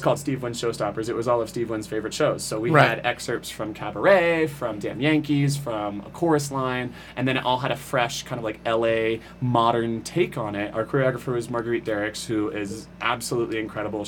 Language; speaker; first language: English; native; English